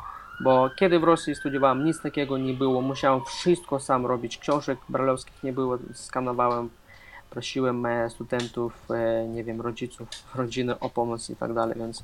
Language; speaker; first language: Polish; non-native, fluent; Russian